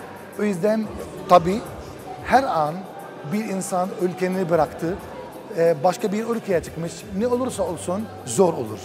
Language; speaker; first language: Turkish; non-native, fluent; Arabic